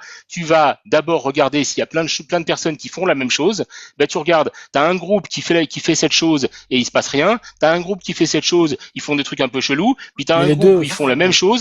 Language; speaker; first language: French; native; French